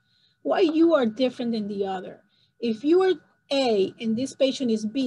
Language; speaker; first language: English; non-native, fluent; Spanish